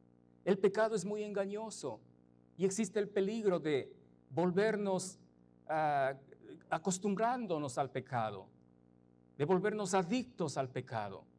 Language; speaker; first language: Spanish; native; Spanish